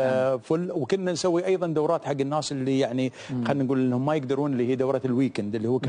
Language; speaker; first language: Arabic; native; Arabic